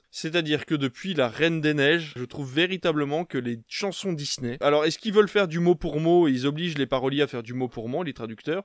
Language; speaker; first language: French; native; French